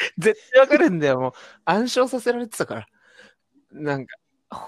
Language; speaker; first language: Japanese; native; Japanese